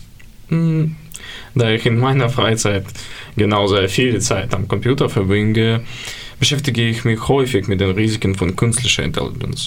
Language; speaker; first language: German; non-native, learner; Ukrainian